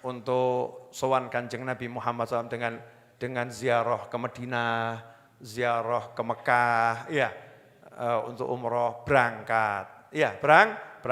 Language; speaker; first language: Indonesian; native; Indonesian